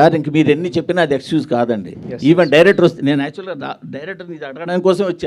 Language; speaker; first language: Telugu; native; Telugu